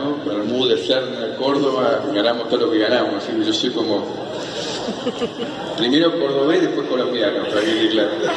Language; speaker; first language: Spanish; native; Spanish